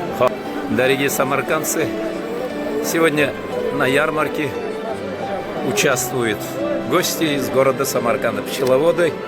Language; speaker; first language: Russian; non-native, local second language; Uzbek